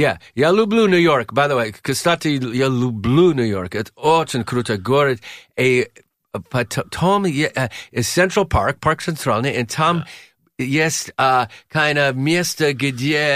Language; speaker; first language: Russian; non-native, learner; English